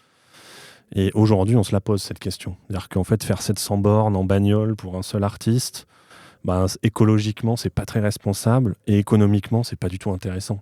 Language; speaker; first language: French; native; French